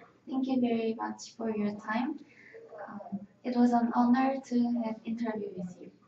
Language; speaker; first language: English; non-native, learner; Korean